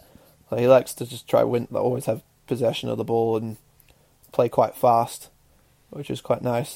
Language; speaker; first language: English; native; English